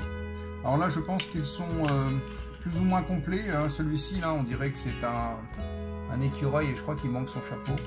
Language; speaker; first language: French; native; French